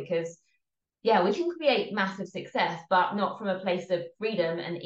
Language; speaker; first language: English; native; English